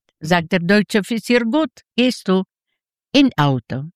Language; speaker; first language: German; non-native, learner; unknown